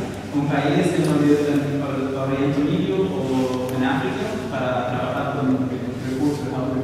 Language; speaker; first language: Spanish; non-native, learner; Arabic